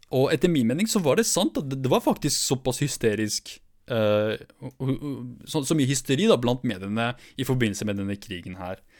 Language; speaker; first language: Norwegian; early bilingual, other home language; Kurdish